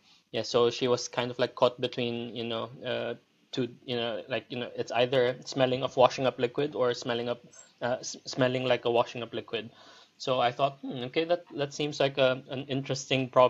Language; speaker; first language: English; non-native, local second language; Filipino